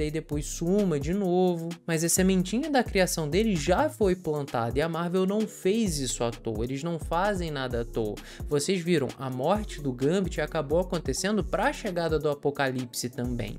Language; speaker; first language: Portuguese; native; Portuguese